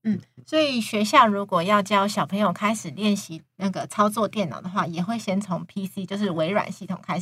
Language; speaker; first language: Chinese; native; Chinese